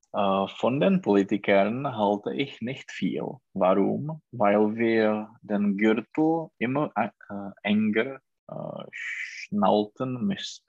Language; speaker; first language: German; non-native, learner; Czech